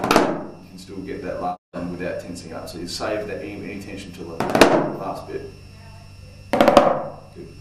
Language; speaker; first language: English; native; English